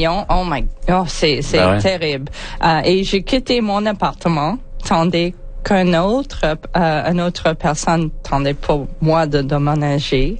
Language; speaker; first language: French; non-native, local second language; English